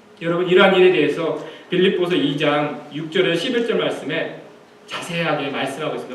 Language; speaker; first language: Korean; native; Korean